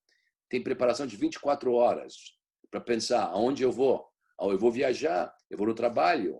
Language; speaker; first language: Portuguese; early bilingual, heritage; Portuguese